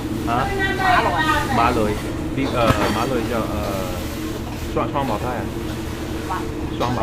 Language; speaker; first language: Cantonese; non-native, learner; English